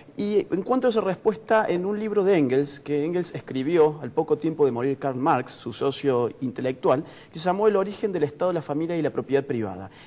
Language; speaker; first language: Spanish; native; Spanish